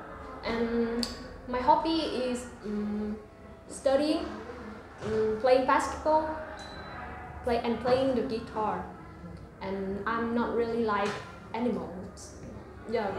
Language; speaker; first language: English; non-native, learner; Vietnamese